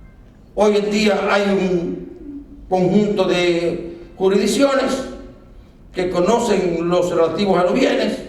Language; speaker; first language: Spanish; native; Spanish